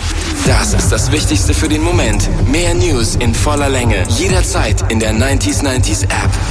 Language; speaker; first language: German; native; German